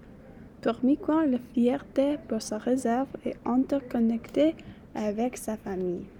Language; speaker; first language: French; non-native, learner; English